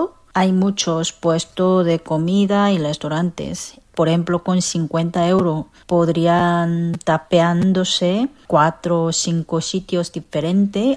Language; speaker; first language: Spanish; non-native, fluent; Korean